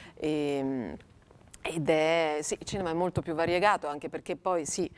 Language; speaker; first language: Italian; native; Italian